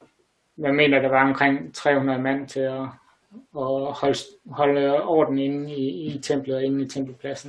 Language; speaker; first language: Danish; native; Danish